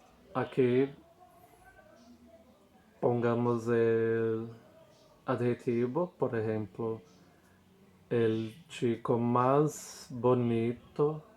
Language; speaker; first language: Spanish; non-native, fluent; Portuguese